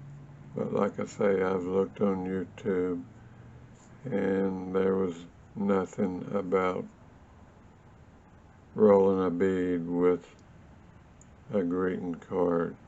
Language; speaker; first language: English; native; English